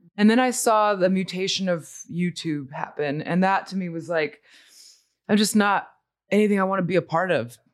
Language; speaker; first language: English; early bilingual, other home language; Spanish